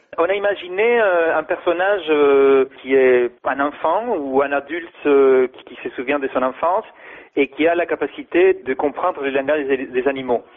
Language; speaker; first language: French; non-native, fluent; Spanish